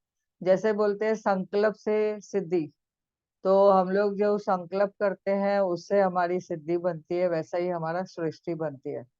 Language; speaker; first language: Hindi; native; Hindi